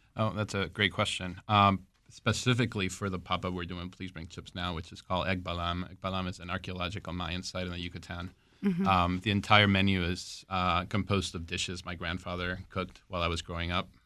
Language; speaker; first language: English; early bilingual, other home language; Spanish